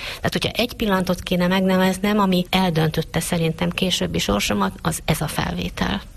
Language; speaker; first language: Hungarian; native; Hungarian